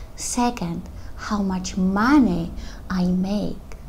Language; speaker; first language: English; non-native, learner; Polish